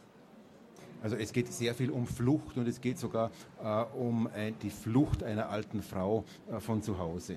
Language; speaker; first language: German; native; German